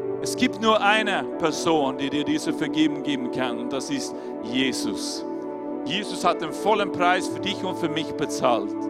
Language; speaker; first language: German; non-native, fluent; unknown